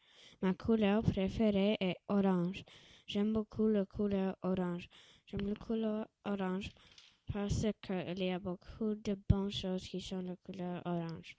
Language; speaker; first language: French; non-native, learner; English